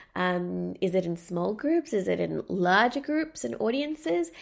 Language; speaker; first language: English; native; English